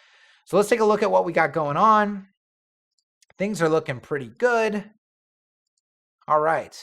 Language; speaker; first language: English; native; English